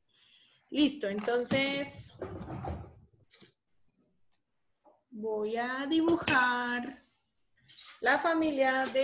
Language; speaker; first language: Spanish; native; Spanish